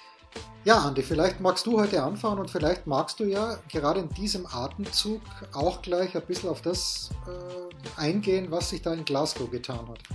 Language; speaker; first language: German; native; German